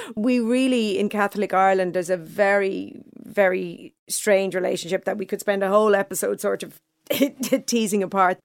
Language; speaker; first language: English; native; English